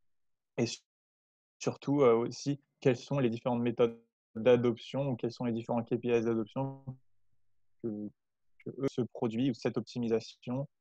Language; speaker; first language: French; native; French